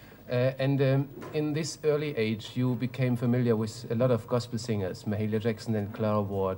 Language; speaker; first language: English; non-native, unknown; German